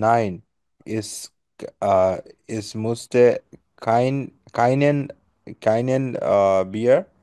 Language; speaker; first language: German; non-native, learner; Bangla